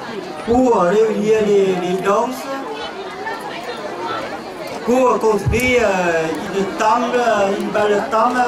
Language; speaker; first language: French; non-native, learner; Khmer